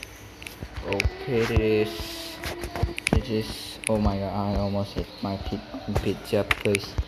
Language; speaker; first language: English; non-native, learner; Indonesian